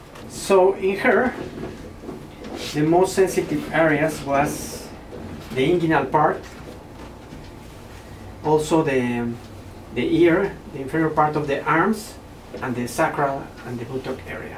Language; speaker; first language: English; non-native, fluent; Spanish